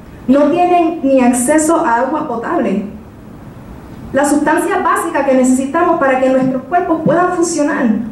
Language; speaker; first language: Spanish; early bilingual, heritage; Spanish